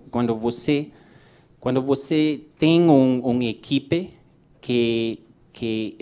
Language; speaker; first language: Portuguese; non-native, learner; English